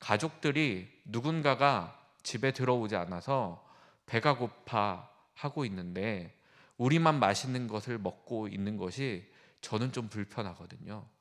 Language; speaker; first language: Korean; native; Korean